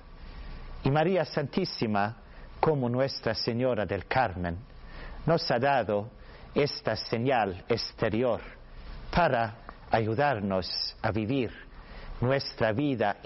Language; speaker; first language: Spanish; non-native, learner; Swedish